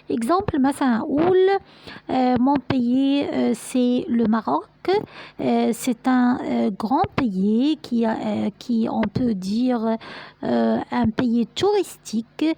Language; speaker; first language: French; non-native, fluent; Arabic